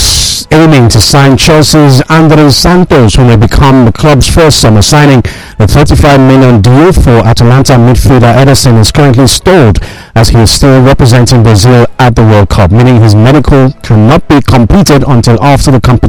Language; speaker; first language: English; non-native, local second language; Igbo